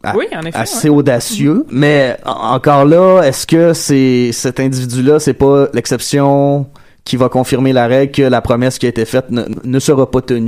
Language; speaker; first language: French; native; French